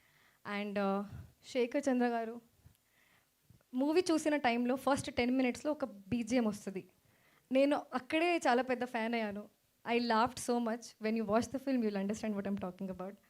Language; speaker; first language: Telugu; non-native, fluent; Hindi